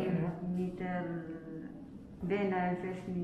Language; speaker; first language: Dutch; non-native, learner; Filipino